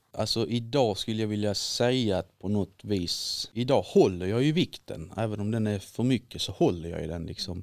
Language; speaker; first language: Swedish; native; Swedish